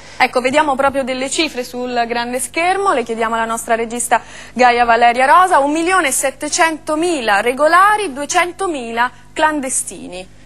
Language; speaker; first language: Italian; native; Italian